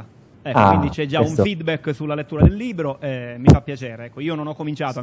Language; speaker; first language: Italian; native; Italian